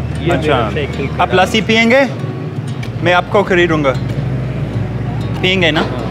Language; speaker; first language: Hindi; non-native, fluent; English